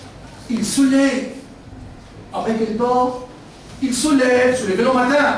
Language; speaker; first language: French; non-native, fluent; Arabic